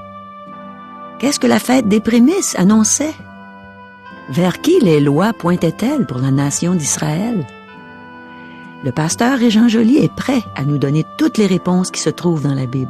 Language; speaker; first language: French; native; French